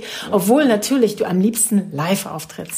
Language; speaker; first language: German; native; German